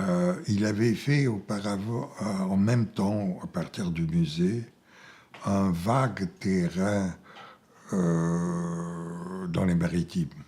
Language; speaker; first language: French; non-native, fluent; Bulgarian